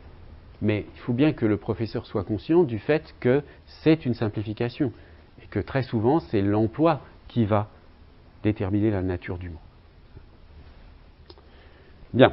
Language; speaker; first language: French; native; French